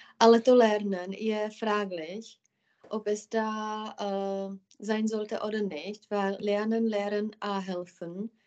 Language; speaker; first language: German; non-native, fluent; Czech